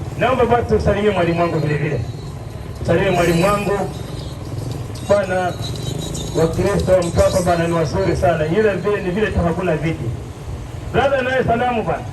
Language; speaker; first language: Swahili; non-native, local second language; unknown